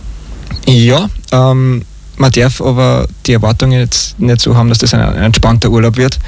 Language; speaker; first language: German; native; German